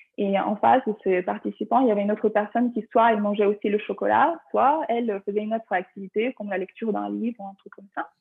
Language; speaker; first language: French; non-native, fluent; Ukrainian